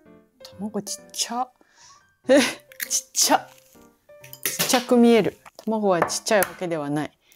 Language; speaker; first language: Japanese; native; Japanese